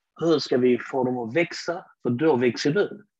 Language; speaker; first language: Swedish; early bilingual, other home language; Arabic